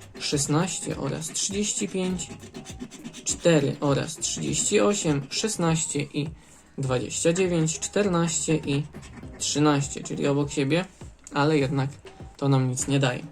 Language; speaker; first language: Polish; native; Polish